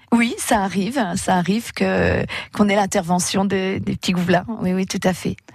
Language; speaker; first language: French; native; French